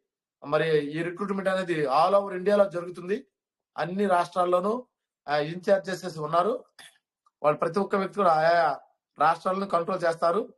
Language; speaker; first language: Telugu; native; Telugu